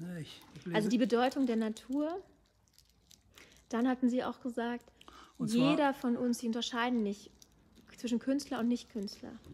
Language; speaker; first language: German; native; German